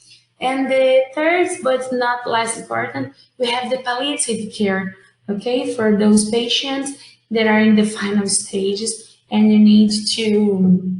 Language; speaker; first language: English; non-native, fluent; Portuguese